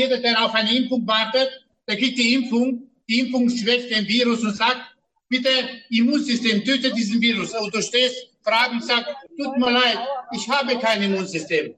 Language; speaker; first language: German; non-native, fluent; Romanian